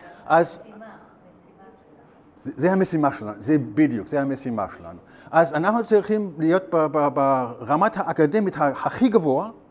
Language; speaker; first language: Hebrew; non-native, learner; German